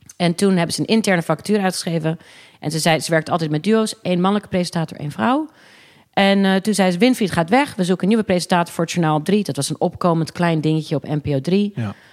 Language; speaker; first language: Dutch; early bilingual, other home language; English